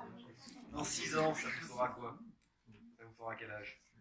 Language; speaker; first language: French; native; French